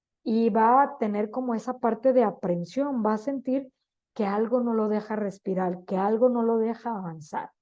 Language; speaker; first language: Spanish; native; Spanish